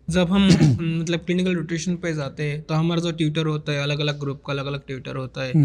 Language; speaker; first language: Hindi; non-native, local second language; Assamese